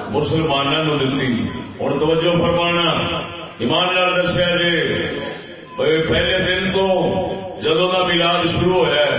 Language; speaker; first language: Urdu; non-native, local second language; Punjabi